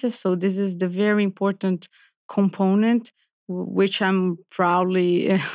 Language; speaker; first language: English; non-native, fluent; Portuguese